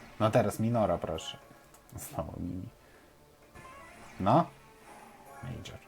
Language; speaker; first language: Polish; non-native, fluent; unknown